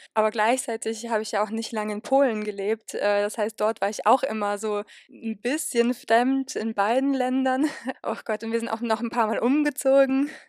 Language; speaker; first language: German; early bilingual, other home language; Polish